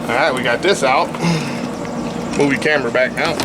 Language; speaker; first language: English; native; English